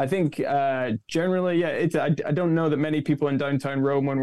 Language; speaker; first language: English; native; English